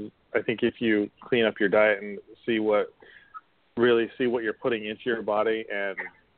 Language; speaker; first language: English; native; English